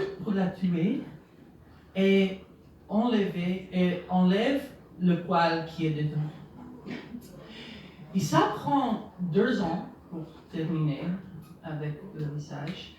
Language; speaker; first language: French; non-native, learner; English